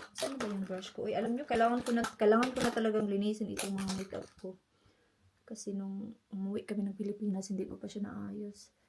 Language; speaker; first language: Filipino; non-native, local second language; Cebuano